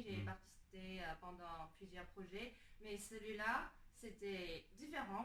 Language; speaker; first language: French; non-native, fluent; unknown